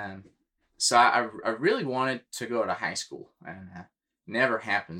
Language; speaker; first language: English; native; English